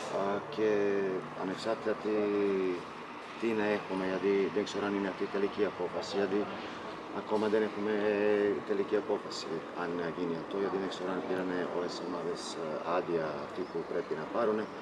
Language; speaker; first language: Greek; non-native, fluent; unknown